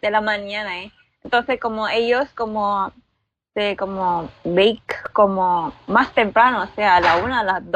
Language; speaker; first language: Spanish; non-native, learner; Filipino